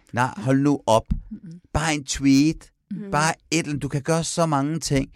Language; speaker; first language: Danish; early bilingual, other home language; Persian